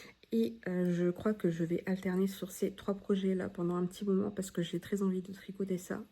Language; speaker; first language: French; native; French